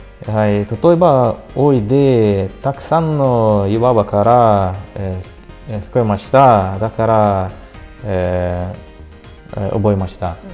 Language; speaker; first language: Japanese; non-native, learner; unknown